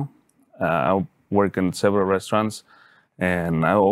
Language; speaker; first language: English; non-native, fluent; Spanish